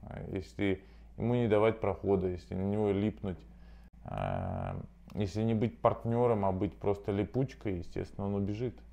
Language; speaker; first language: Russian; native; Russian